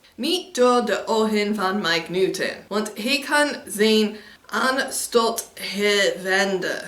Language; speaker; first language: Dutch; non-native, learner; English